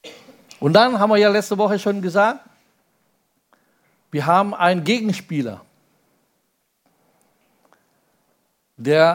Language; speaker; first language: German; non-native, fluent; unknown